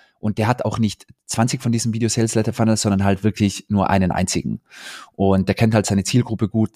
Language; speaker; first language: German; native; German